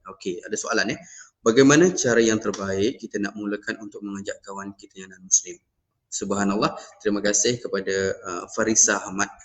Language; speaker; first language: Malay; non-native, local second language; Iban